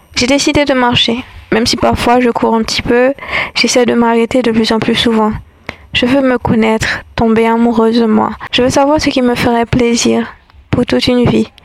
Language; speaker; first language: French; non-native, local second language; Haitian Creole